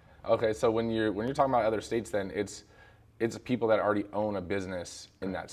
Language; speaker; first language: English; native; English